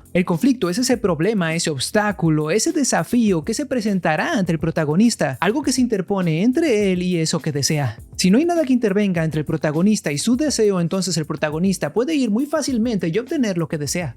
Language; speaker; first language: Spanish; native; Spanish